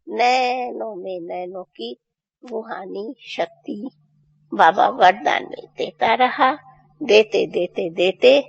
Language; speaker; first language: Hindi; non-native, local second language; Sindhi